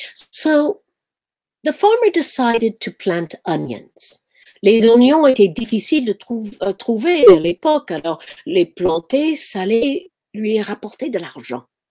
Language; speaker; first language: French; non-native, fluent; Arabic